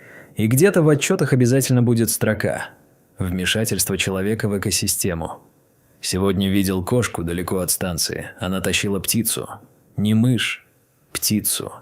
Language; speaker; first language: Russian; native; Russian